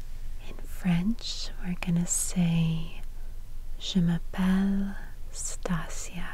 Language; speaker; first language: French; non-native, learner; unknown